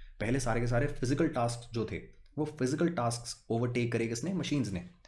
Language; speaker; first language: Hindi; native; Hindi